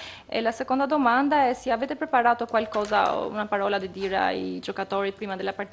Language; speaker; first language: Italian; non-native, fluent; Albanian